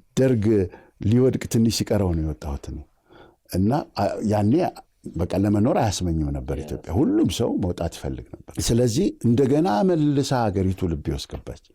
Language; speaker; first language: Amharic; native; Amharic